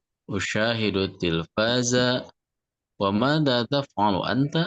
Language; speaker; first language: Arabic; non-native, learner; Indonesian